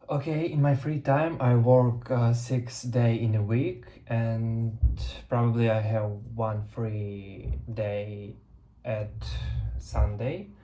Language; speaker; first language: English; non-native, learner; Russian